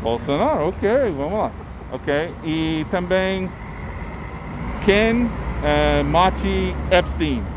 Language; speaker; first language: Portuguese; non-native, learner; English